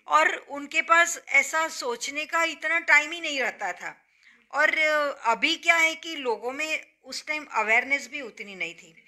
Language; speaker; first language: Hindi; non-native, local second language; Gujarati